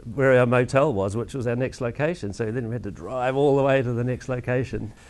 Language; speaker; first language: English; native; English